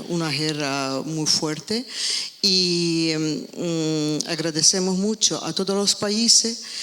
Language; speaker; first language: Spanish; non-native, learner; Ukrainian